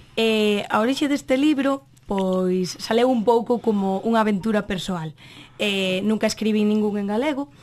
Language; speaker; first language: Galician; native; Galician